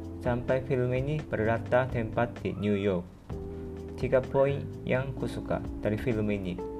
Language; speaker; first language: Indonesian; non-native, fluent; Japanese